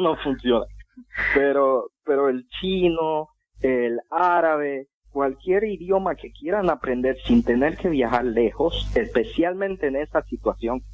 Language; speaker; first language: Spanish; non-native, fluent; English